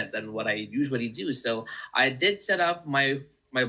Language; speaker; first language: English; non-native, local second language; Filipino